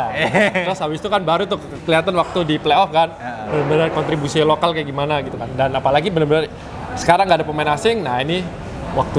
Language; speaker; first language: Indonesian; native; Indonesian